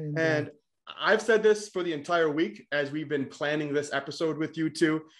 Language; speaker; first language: English; native; English